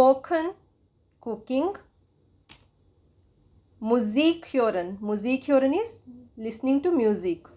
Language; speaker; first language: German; non-native, fluent; Hindi